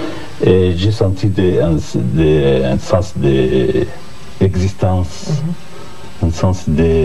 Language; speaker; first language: French; non-native, fluent; Arabic